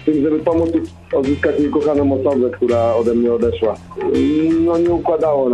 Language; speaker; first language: Polish; native; Polish